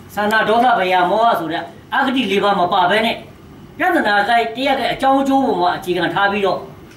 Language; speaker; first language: Burmese; non-native, local second language; S'gaw Karen